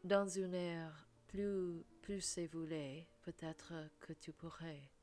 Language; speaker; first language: French; non-native, learner; English